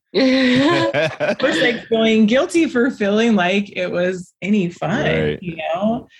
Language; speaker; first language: English; native; English